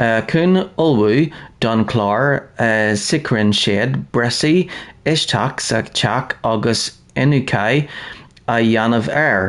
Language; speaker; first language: Irish; non-native, learner; English